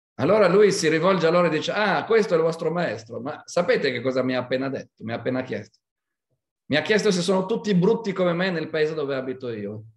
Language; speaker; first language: Italian; non-native, fluent; Hebrew